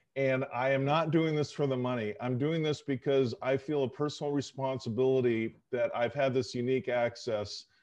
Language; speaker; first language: English; native; English